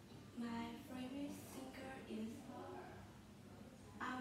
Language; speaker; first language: English; non-native, learner; Vietnamese